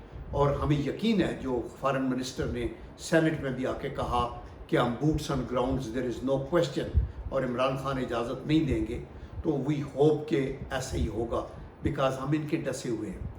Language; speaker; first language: Urdu; native; Urdu